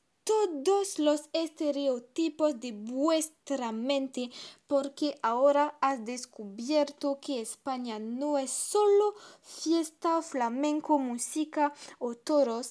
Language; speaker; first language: Spanish; non-native, learner; French